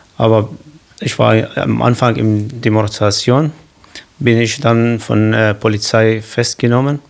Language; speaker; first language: German; non-native, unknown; Kurdish